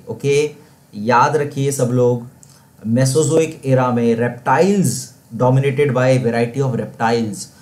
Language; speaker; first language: Hindi; non-native, local second language; Marathi